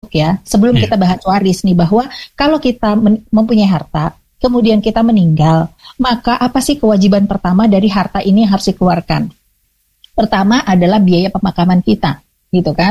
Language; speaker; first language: Indonesian; native; Indonesian